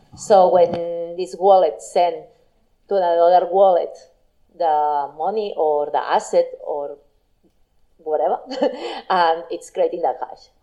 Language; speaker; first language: English; non-native, fluent; Spanish